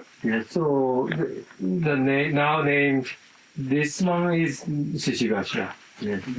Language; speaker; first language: English; non-native, learner; Japanese